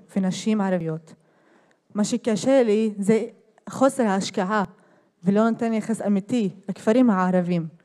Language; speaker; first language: Hebrew; non-native, local second language; Arabic